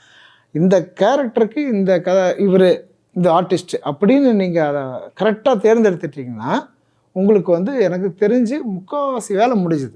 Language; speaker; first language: Tamil; native; Tamil